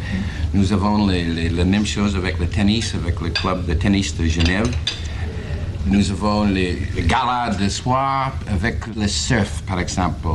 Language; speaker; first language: French; non-native, learner; English